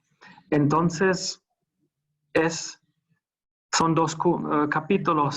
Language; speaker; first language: Spanish; non-native, fluent; German